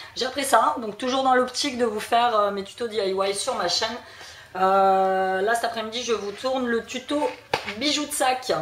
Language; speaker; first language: French; early bilingual, other home language; Portuguese